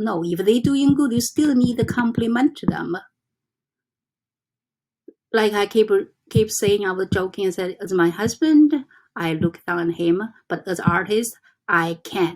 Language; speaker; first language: English; non-native, fluent; Chinese